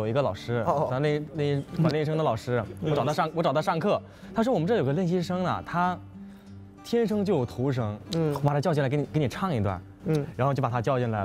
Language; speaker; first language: Chinese; native; Chinese